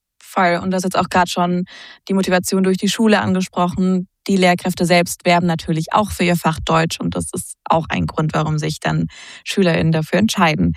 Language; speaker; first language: German; native; German